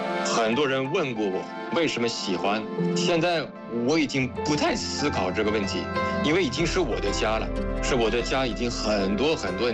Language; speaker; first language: Chinese; non-native, fluent; French